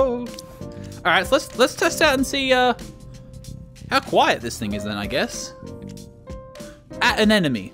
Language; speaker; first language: English; native; English